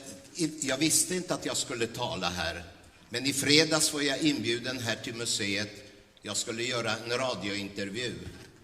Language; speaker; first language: Swedish; early bilingual, other home language; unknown